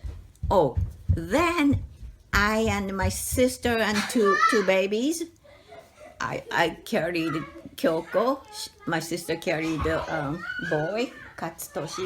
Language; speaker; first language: English; non-native, learner; Japanese